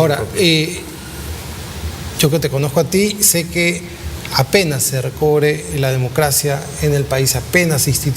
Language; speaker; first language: Spanish; native; Spanish